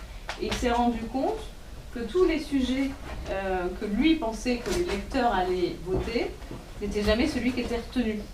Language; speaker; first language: French; native; French